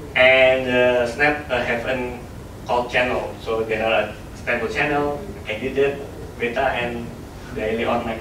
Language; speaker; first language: English; non-native, learner; Indonesian